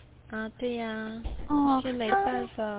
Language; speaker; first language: Chinese; non-native, learner; Korean